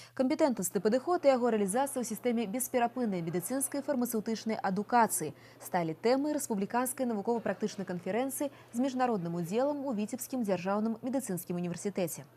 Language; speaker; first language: Belarusian; non-native, local second language; Russian